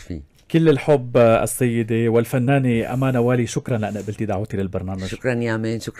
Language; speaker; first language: Arabic; native; Arabic